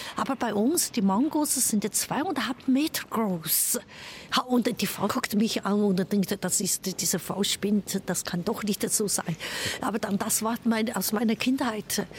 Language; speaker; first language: German; non-native, fluent; Chinese